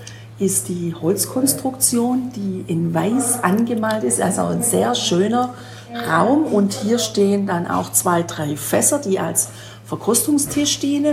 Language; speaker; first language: German; native; German